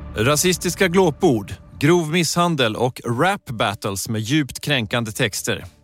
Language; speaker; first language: Swedish; native; Swedish